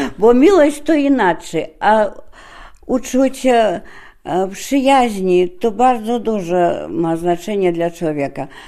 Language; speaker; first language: Polish; non-native, fluent; Russian